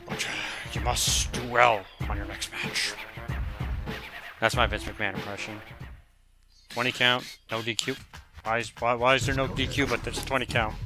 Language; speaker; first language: English; native; English